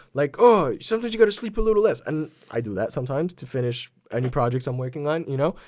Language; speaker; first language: English; early bilingual, other home language; Polish